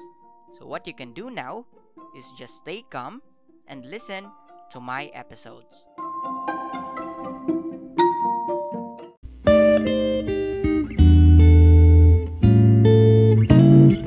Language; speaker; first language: English; non-native, local second language; Cebuano